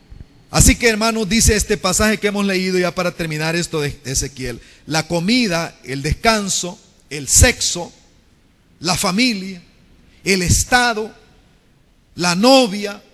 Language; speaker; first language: Spanish; native; Spanish